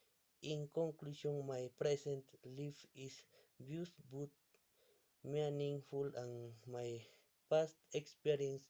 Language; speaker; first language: English; non-native, learner; Spanish